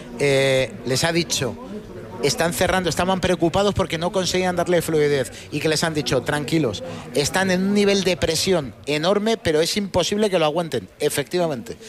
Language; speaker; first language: Spanish; native; Spanish